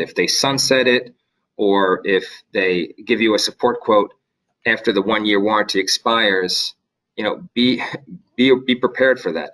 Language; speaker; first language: English; native; English